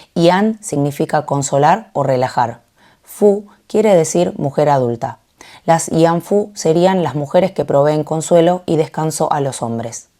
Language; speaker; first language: Spanish; early bilingual, other home language; Korean